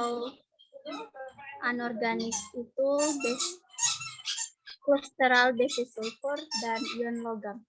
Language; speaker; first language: Indonesian; native; Indonesian